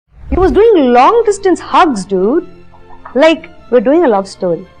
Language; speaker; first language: English; non-native, local second language; Tamil